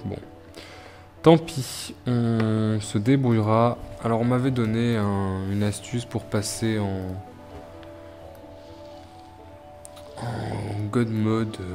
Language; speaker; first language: French; native; French